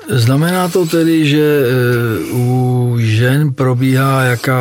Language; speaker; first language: Czech; native; Czech